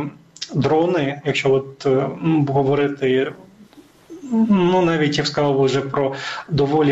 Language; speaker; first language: Ukrainian; native; Ukrainian